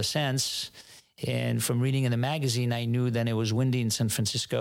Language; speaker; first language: English; non-native, fluent; French